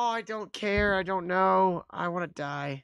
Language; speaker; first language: English; native; English